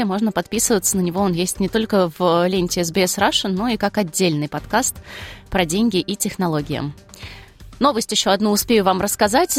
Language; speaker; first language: Russian; native; Russian